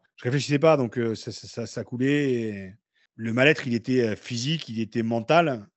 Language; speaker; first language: French; native; French